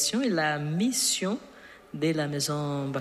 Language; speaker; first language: French; non-native, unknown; Portuguese